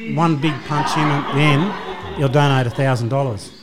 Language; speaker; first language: English; native; English